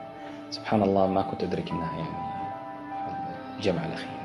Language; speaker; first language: Arabic; native; Arabic